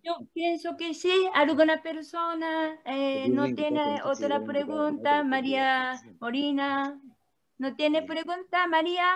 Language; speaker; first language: Spanish; non-native, learner; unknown